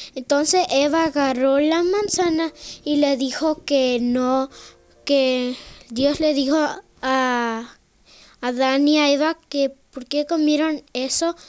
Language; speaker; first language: Spanish; early bilingual, heritage; Spanish